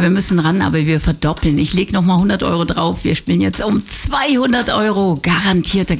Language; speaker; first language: German; native; German